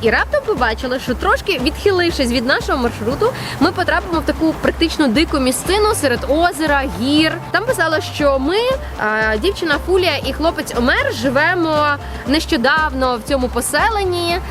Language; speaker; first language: Ukrainian; native; Ukrainian